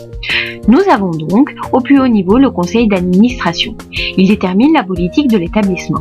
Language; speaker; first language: French; native; French